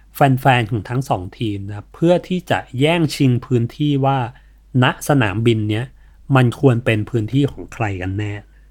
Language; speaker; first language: Thai; native; Thai